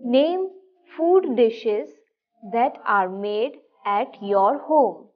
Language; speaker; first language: English; non-native, local second language; Gujarati